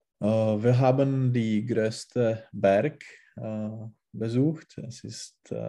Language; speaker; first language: German; non-native, learner; Czech